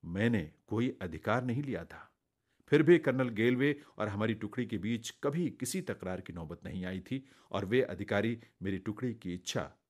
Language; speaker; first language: Hindi; native; Hindi